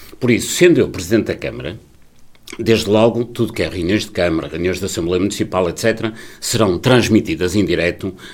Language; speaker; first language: Portuguese; native; Portuguese